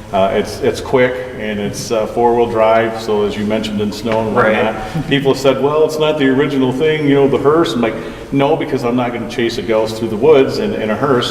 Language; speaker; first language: English; native; English